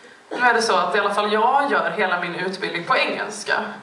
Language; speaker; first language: Swedish; native; Swedish